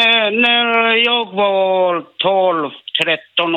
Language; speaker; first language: Swedish; non-native, learner; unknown